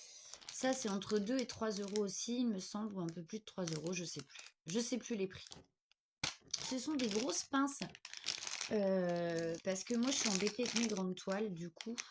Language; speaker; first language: French; native; French